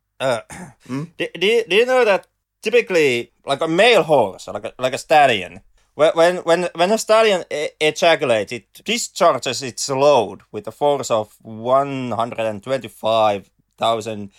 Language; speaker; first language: English; non-native, fluent; Finnish